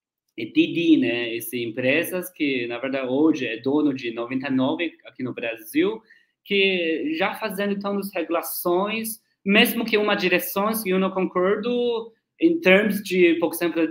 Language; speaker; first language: Portuguese; non-native, learner; Chinese